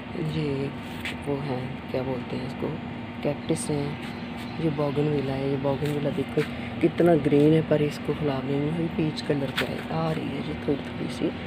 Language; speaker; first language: Hindi; non-native, local second language; Punjabi